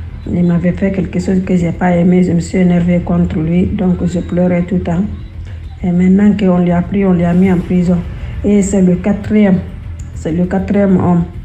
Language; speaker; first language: French; non-native, local second language; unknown